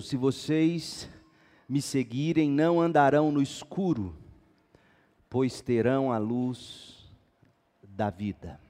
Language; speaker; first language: Portuguese; native; Portuguese